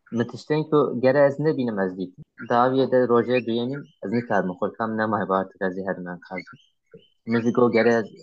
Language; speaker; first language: Kurdish; non-native, local second language; Turkish